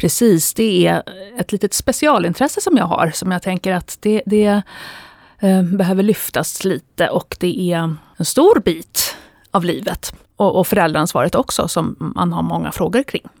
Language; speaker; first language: Swedish; native; Swedish